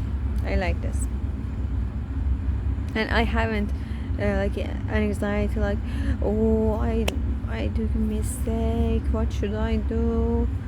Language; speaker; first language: English; non-native, learner; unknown